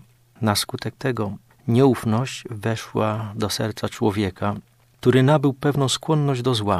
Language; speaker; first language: Polish; native; Polish